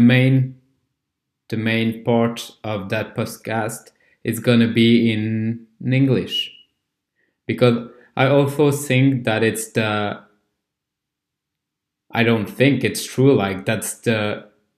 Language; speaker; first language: English; non-native, fluent; French